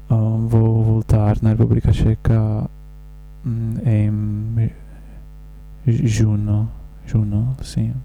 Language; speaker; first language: Portuguese; non-native, learner; Czech